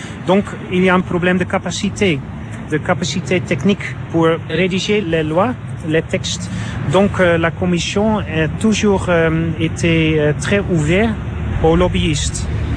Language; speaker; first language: French; non-native, fluent; Dutch